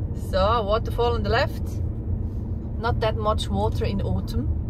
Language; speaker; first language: English; non-native, fluent; German